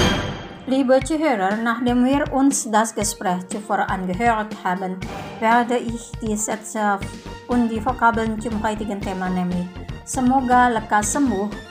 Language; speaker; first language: German; non-native, fluent; Indonesian